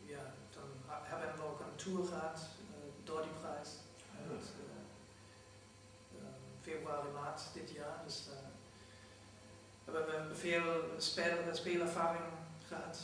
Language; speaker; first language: Dutch; non-native, fluent; German